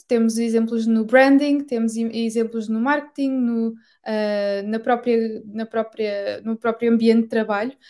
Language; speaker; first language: Portuguese; native; Portuguese